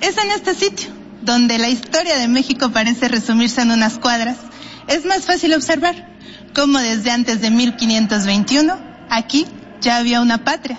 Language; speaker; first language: Spanish; native; Spanish